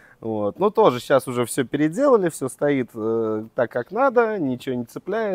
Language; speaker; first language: Russian; native; Russian